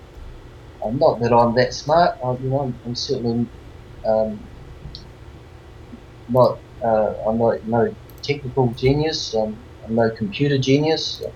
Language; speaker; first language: English; native; English